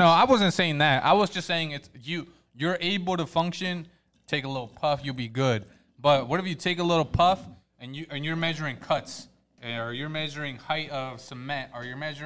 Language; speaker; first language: English; early bilingual, other home language; Spanish